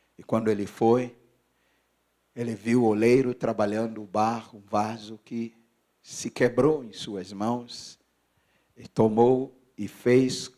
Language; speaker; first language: Portuguese; non-native, fluent; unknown